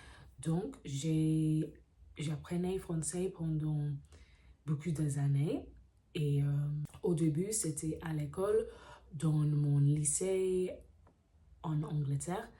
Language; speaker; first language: French; non-native, learner; English